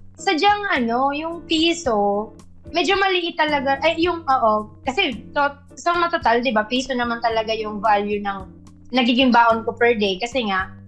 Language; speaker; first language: Filipino; non-native, local second language; Bikol